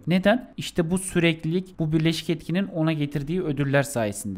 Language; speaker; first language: Turkish; native; Turkish